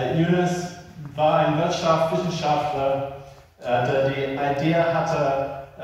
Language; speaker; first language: German; non-native, learner; English